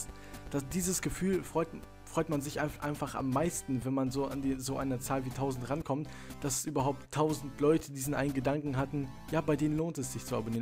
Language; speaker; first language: German; native; German